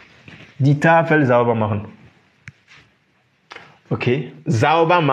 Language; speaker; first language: German; non-native, fluent; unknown